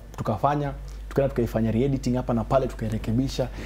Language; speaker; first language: Swahili; native; Swahili